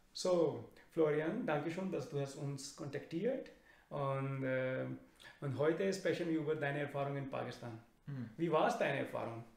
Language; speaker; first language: German; non-native, learner; Urdu